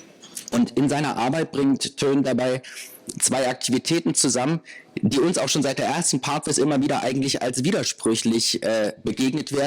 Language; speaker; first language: German; native; German